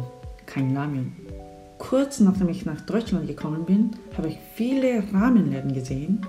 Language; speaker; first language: German; non-native, fluent; Korean